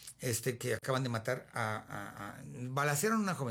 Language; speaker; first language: Spanish; native; Spanish